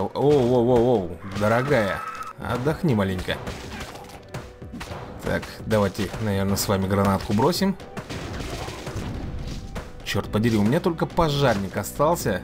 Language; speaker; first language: Russian; native; Russian